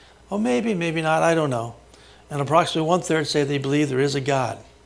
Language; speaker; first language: English; native; English